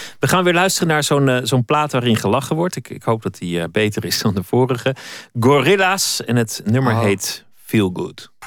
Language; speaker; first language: Dutch; native; Dutch